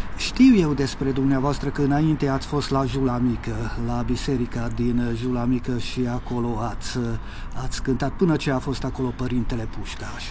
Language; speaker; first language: Romanian; early bilingual, heritage; Romanian